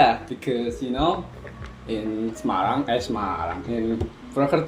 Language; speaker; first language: English; non-native, learner; Javanese